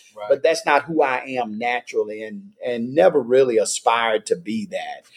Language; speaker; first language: English; native; English